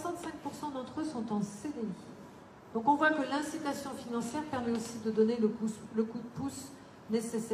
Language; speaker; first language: French; native; French